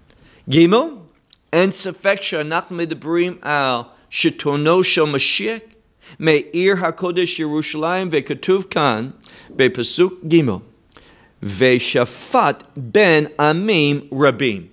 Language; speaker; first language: Hebrew; non-native, fluent; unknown